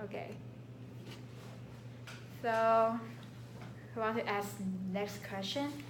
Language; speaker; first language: English; non-native, learner; Chinese